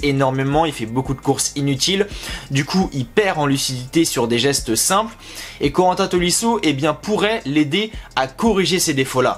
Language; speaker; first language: French; native; French